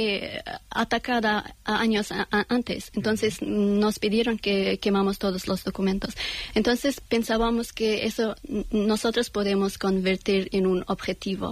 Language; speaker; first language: Spanish; non-native, learner; Persian